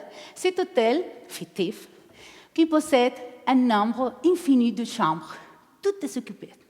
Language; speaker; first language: French; non-native, learner; Spanish